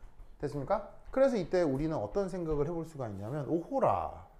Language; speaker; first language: Korean; native; Korean